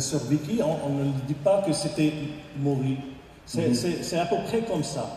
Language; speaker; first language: French; non-native, local second language; Arabic